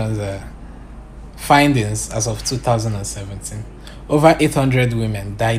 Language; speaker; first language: English; non-native, local second language; Igbo